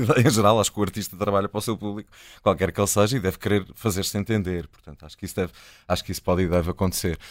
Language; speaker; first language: Portuguese; native; Portuguese